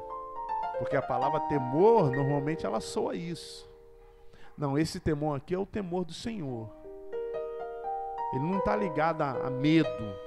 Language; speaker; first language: Portuguese; native; Portuguese